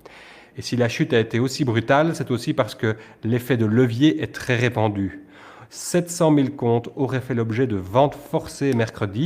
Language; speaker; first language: French; native; French